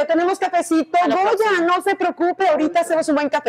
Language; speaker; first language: Spanish; native; Spanish